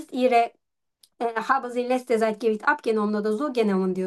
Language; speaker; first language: German; non-native, learner; Turkish